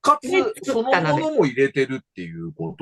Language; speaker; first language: Japanese; native; Japanese